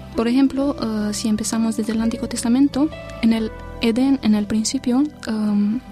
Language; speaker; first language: Spanish; non-native, fluent; Romanian